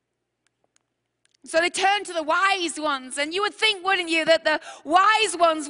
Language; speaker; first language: English; native; English